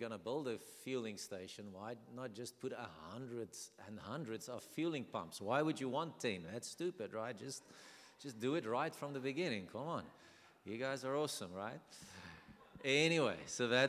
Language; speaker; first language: English; non-native, local second language; Afrikaans